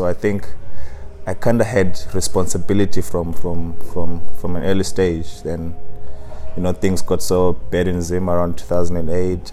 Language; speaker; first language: English; non-native, local second language; Shona